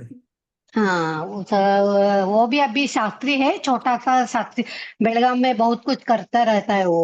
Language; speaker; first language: Hindi; non-native, local second language; Kannada